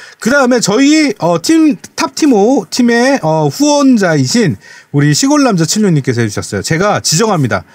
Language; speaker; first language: Korean; native; Korean